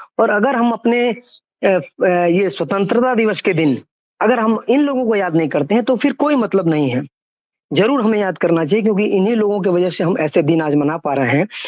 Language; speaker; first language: Hindi; native; Hindi